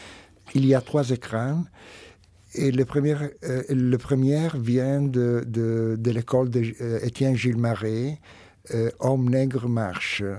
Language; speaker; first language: French; non-native, fluent; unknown